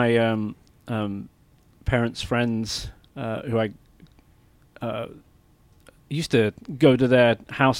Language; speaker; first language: English; native; English